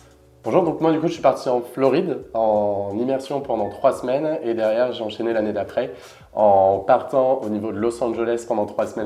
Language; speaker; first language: French; native; French